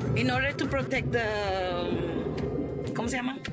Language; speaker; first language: English; non-native, fluent; Spanish